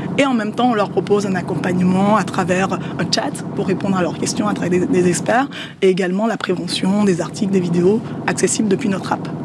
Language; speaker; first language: French; non-native, local second language; Yoruba